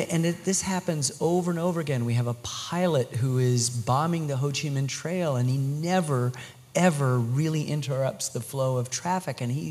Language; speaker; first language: English; native; English